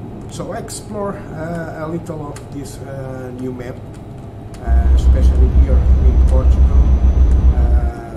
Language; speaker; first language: English; non-native, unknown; Portuguese